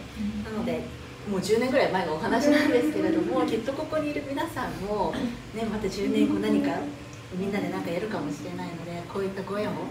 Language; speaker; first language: Japanese; native; Japanese